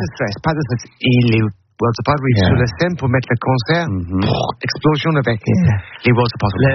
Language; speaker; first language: French; non-native, learner; English